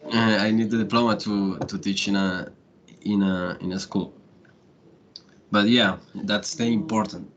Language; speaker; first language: English; non-native, learner; Spanish